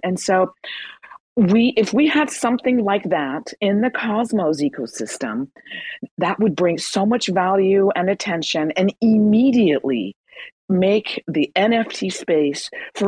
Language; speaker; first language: English; early bilingual, other home language; Persian